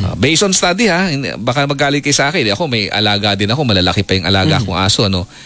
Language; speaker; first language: Filipino; non-native, local second language; Cebuano